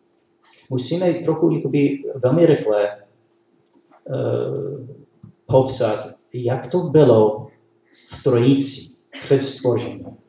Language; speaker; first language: Czech; non-native, learner; English